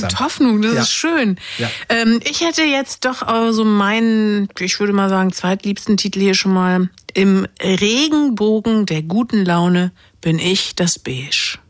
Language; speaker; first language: German; native; German